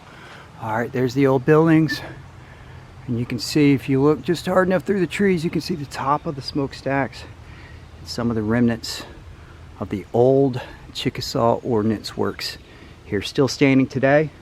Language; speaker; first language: English; native; English